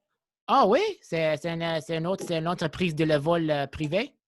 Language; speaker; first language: French; non-native, local second language; English